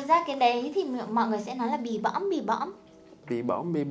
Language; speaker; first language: Vietnamese; native; Vietnamese